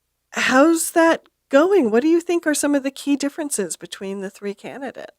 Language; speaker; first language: English; native; English